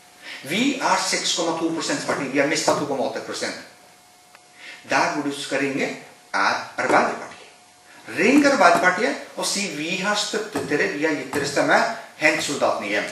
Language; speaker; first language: Norwegian; non-native, fluent; Urdu